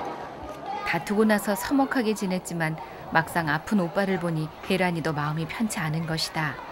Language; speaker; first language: Korean; native; Korean